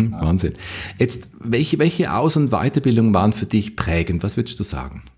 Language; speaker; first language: German; native; German